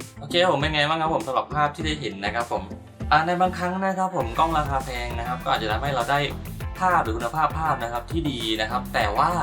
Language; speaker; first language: Thai; native; Thai